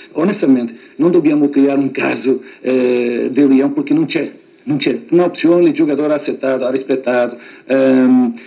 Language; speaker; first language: Italian; non-native, fluent; Portuguese